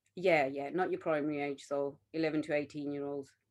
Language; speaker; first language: English; native; English